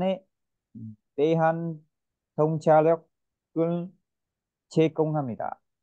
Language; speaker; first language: Korean; non-native, learner; Vietnamese